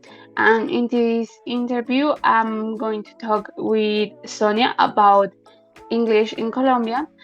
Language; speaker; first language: English; non-native, learner; Spanish